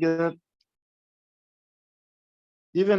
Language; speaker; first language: English; non-native, learner; Portuguese